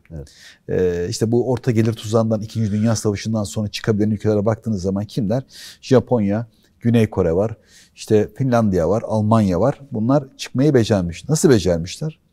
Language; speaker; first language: Turkish; native; Turkish